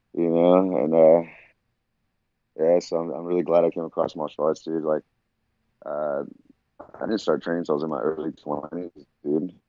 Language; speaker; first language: English; native; English